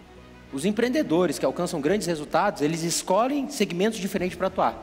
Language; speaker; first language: Portuguese; native; Portuguese